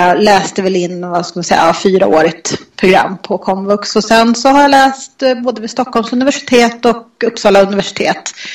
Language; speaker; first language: Swedish; native; Swedish